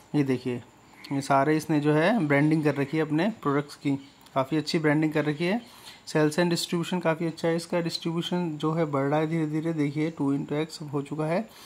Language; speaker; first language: Hindi; native; Hindi